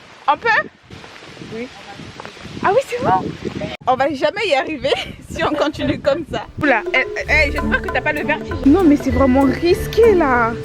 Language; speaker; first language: French; native; French